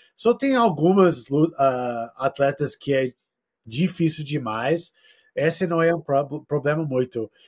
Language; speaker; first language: Portuguese; non-native, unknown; English